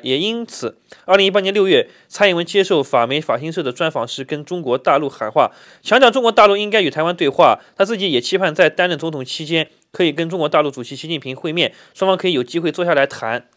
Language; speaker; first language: Chinese; native; Chinese